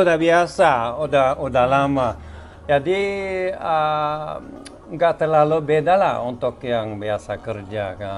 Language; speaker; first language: Indonesian; non-native, fluent; Swedish